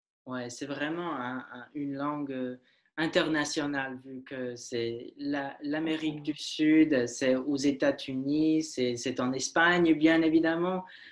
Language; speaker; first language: French; non-native, learner; English